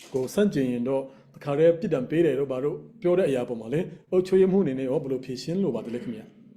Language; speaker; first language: Burmese; non-native, local second language; Hakha Chin